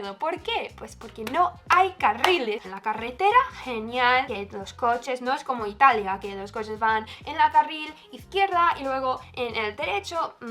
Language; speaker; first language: Spanish; non-native, fluent; English